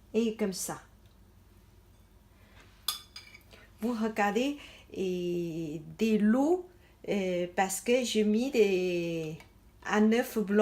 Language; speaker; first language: French; non-native, learner; Chinese